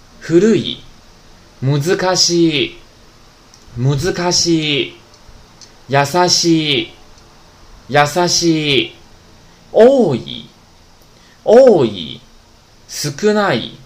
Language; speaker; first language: Japanese; non-native, fluent; Chinese